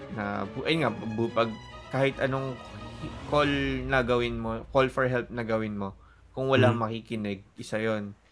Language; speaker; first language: Filipino; early bilingual, other home language; Japanese